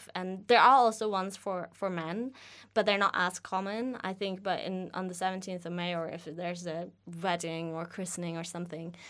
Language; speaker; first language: English; non-native, fluent; Norwegian